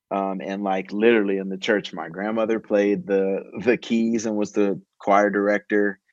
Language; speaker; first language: English; native; English